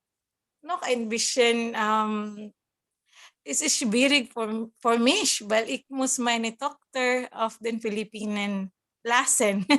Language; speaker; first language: German; non-native, learner; Cebuano